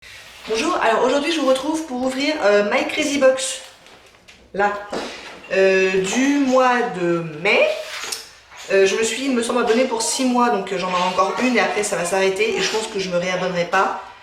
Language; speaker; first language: French; native; French